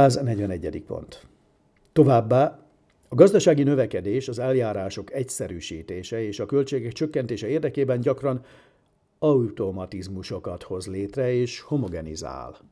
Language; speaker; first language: Hungarian; native; Hungarian